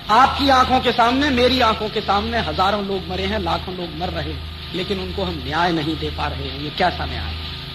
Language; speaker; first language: Hindi; native; Hindi